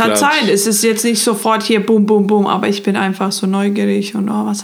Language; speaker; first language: German; non-native, fluent; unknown